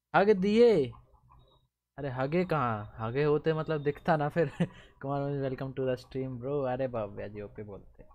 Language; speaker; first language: Hindi; native; Hindi